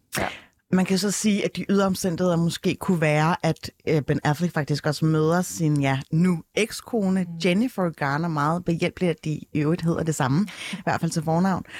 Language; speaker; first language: Danish; early bilingual, other home language; Arabic